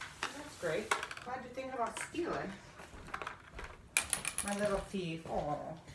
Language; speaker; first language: English; native; English